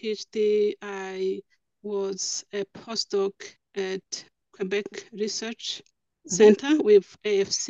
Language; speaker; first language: English; non-native, local second language; Kinyarwanda